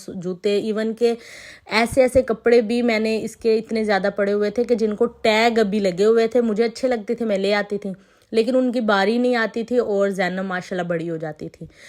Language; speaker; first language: Urdu; non-native, local second language; Punjabi